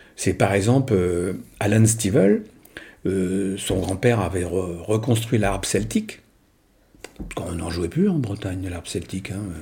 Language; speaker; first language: French; native; French